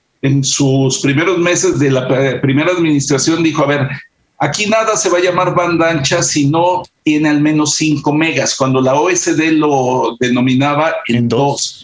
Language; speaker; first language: Spanish; native; Spanish